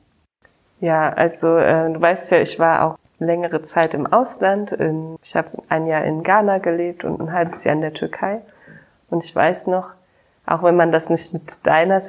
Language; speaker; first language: German; native; German